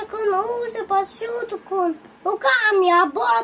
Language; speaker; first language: Russian; non-native, learner; Tajik